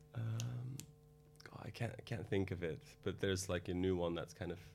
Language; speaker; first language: English; non-native, fluent; Dutch